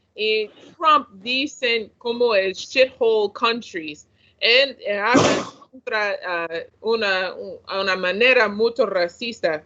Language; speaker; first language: Spanish; non-native, learner; English